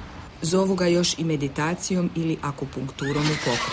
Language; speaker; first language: Croatian; native; Croatian